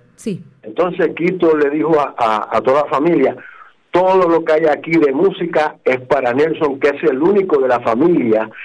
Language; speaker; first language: Spanish; native; Spanish